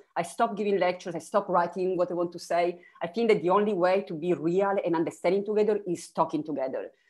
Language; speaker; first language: English; non-native, fluent; Italian